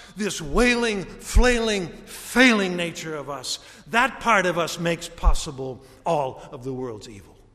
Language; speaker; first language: English; native; English